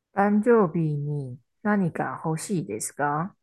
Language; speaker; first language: Japanese; non-native, learner; Chinese